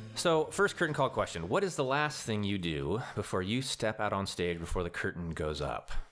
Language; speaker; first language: English; native; English